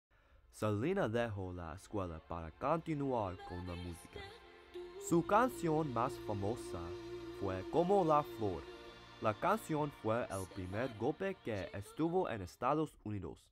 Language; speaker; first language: Spanish; non-native, learner; English